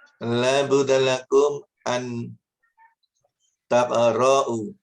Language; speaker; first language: Arabic; non-native, learner; Indonesian